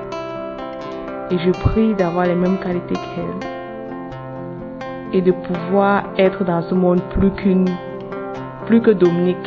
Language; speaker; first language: English; non-native, local second language; French